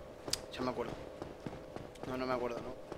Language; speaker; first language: Spanish; native; Spanish